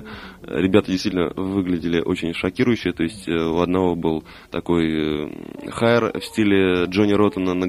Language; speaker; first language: Russian; native; Russian